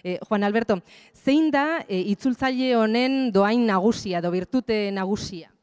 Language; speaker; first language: Basque; native; Basque